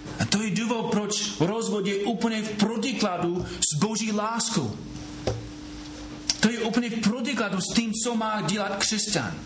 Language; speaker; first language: Czech; non-native, fluent; English